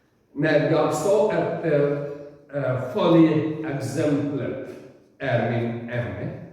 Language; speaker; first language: Swedish; non-native, learner; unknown